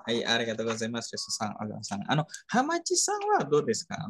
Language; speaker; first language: Japanese; non-native, learner; Indonesian